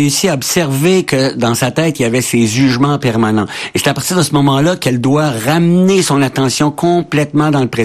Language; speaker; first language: French; native; French